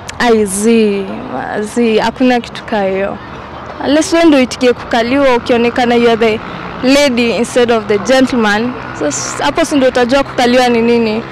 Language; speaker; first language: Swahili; native; Swahili